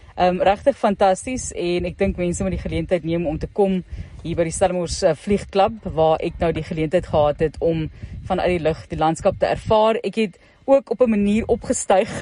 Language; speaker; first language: Afrikaans; native; Afrikaans